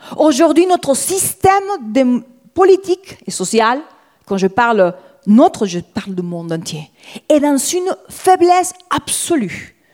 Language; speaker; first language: French; non-native, fluent; Spanish